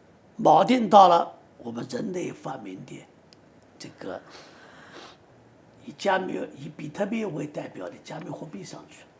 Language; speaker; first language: Chinese; native; Chinese